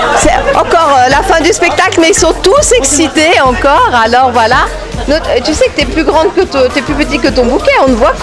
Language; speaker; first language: French; native; French